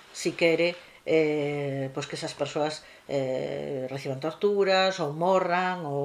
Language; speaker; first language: Galician; native; Galician